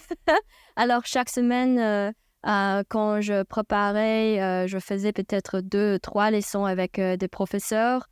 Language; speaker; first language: French; non-native, fluent; Chinese